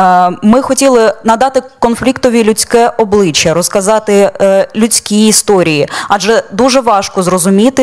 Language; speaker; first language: Ukrainian; native; Ukrainian